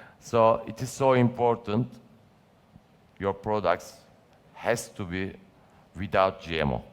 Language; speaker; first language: English; non-native, learner; Turkish